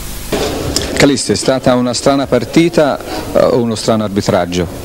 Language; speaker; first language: Italian; native; Italian